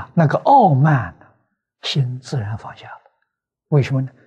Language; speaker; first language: Chinese; native; Chinese